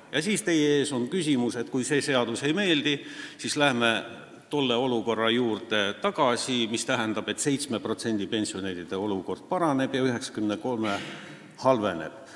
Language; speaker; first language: Estonian; non-native, local second language; Russian